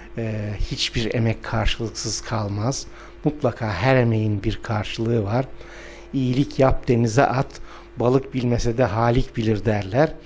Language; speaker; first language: Turkish; non-native, local second language; Adyghe